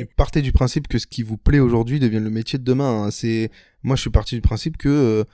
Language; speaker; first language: French; native; French